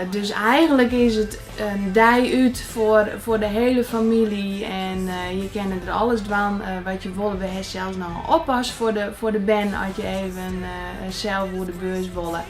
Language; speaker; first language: Dutch; non-native, local second language; Western Frisian